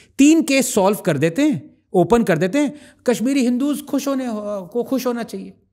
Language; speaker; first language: Hindi; non-native, local second language; Tamil